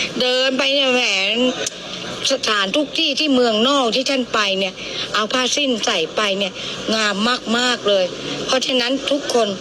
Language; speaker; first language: Thai; native; Thai